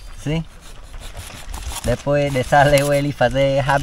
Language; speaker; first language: Portuguese; non-native, learner; Vietnamese